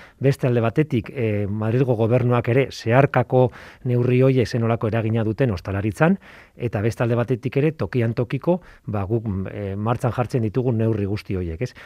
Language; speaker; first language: Basque; non-native, local second language; Spanish